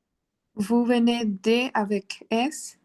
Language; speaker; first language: French; non-native, learner; Spanish